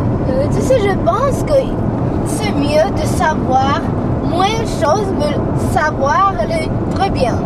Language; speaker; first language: French; non-native, learner; Georgian